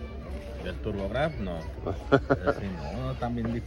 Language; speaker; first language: Spanish; native; Spanish